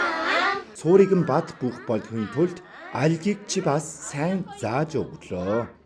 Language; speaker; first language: Mongolian; non-native, fluent; Korean